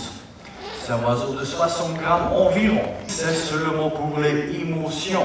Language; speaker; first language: French; non-native, learner; Dutch